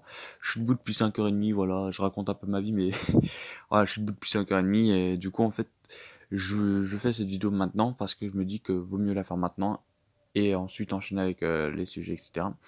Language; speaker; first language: French; native; French